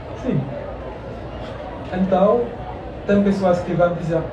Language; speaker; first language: Portuguese; non-native, learner; French